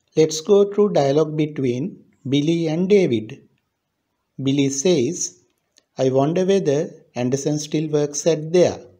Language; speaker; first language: English; non-native, local second language; Sinhala